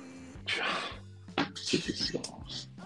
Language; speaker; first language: French; native; French